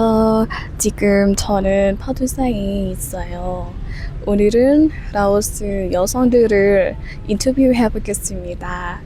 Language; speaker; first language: Korean; non-native, learner; Lao